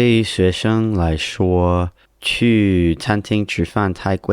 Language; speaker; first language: Chinese; non-native, learner; English